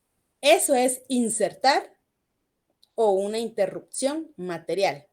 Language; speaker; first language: Spanish; native; Spanish